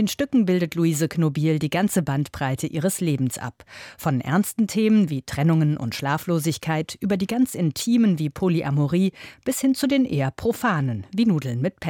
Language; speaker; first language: German; native; German